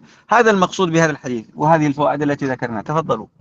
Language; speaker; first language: Arabic; native; Arabic